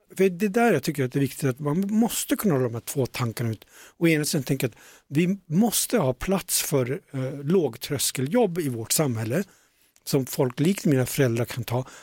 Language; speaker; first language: Swedish; early bilingual, other home language; Punjabi